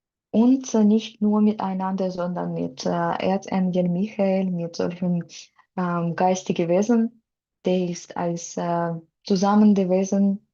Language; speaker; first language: German; non-native, learner; Russian